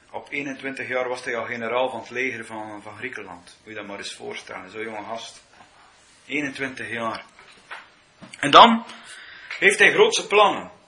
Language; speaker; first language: Dutch; native; Dutch